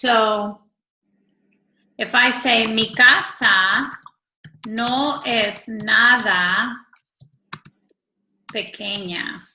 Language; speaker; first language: Spanish; non-native, fluent; English